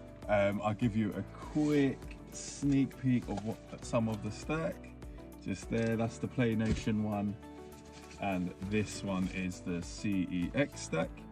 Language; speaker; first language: English; native; English